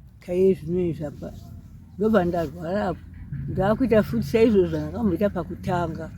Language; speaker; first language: Shona; non-native, local second language; Nyanja